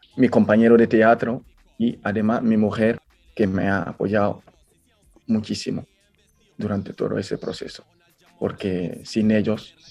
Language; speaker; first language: Spanish; non-native, fluent; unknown